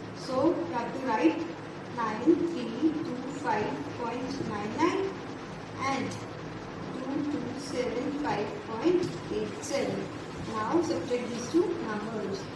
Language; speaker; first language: English; non-native, local second language; Hindi